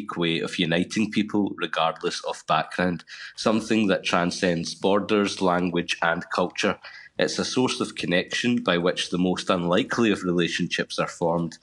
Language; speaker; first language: English; native; English